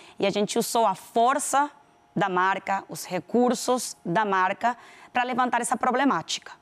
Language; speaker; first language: Portuguese; non-native, fluent; Spanish